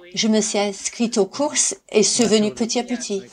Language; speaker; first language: French; non-native, fluent; English